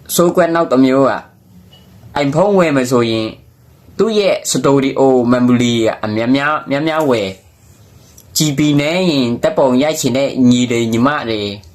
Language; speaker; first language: Burmese; non-native, local second language; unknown